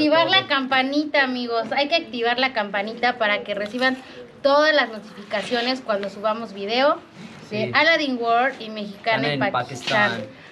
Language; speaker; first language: Spanish; native; Spanish